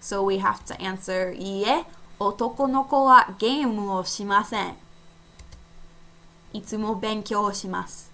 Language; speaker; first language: Japanese; non-native, fluent; English